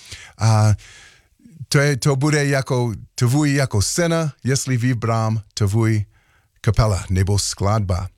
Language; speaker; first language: Czech; non-native, learner; English